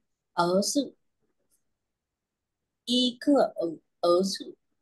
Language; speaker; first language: Chinese; non-native, learner; Vietnamese